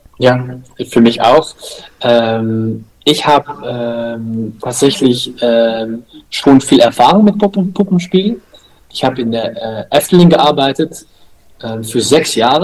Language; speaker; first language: German; non-native, learner; Dutch